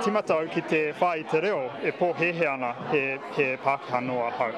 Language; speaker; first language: Māori; non-native, local second language; English